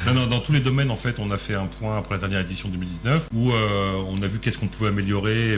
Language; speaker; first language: French; native; French